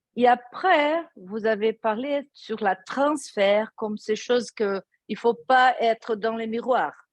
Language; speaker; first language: French; non-native, learner; Portuguese